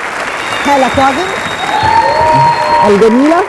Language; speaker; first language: Arabic; native; Arabic